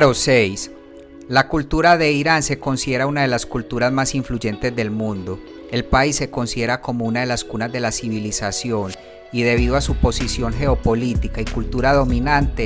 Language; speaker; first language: Spanish; native; Spanish